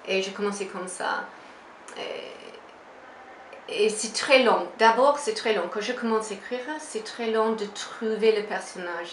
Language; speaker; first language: French; non-native, fluent; English